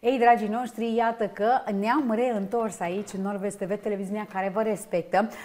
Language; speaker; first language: Romanian; native; Romanian